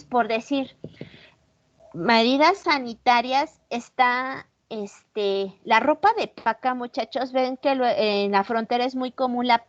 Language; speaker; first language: Spanish; native; Spanish